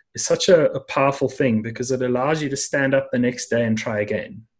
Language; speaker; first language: English; native; English